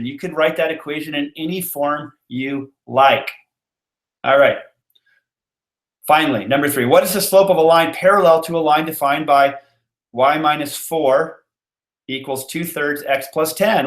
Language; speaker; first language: English; native; English